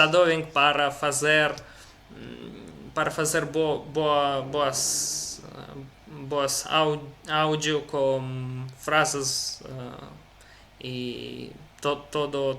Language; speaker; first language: Portuguese; non-native, learner; Russian